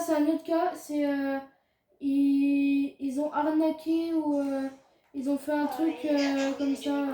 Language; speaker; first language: French; native; French